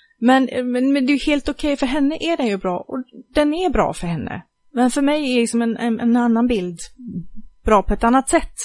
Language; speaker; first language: Swedish; native; Swedish